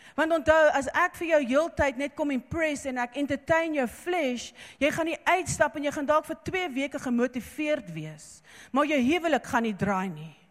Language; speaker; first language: Afrikaans; non-native, local second language; English